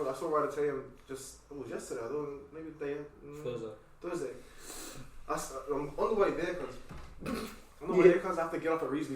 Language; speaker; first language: English; native; English